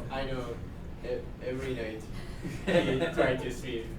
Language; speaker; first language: English; non-native, learner; Japanese